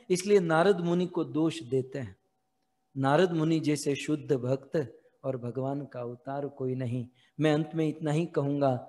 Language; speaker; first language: Hindi; native; Hindi